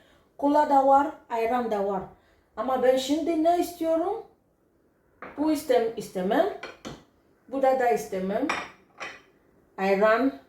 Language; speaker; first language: Turkish; non-native, learner; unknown